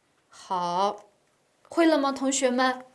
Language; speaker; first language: Chinese; non-native, local second language; Uyghur